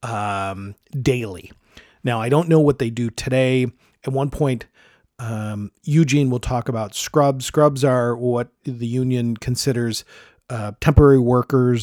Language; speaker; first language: English; native; English